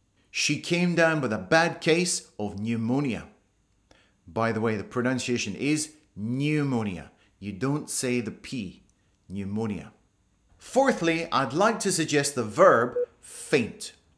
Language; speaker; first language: English; native; English